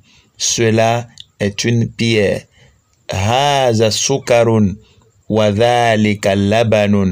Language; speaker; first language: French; non-native, local second language; Fon